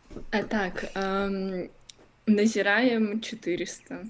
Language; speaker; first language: Belarusian; non-native, local second language; Russian